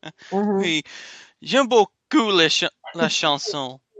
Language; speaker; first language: French; non-native, learner; English